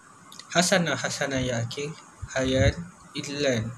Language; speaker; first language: Arabic; non-native, learner; Malay